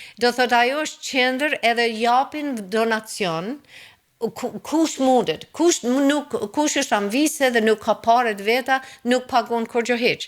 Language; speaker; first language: Albanian; non-native, fluent; English